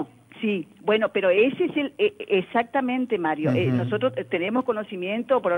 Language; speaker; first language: Spanish; native; Spanish